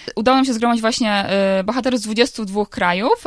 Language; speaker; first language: Polish; native; Polish